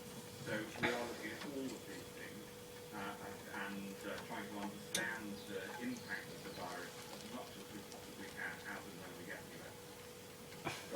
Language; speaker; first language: English; native; English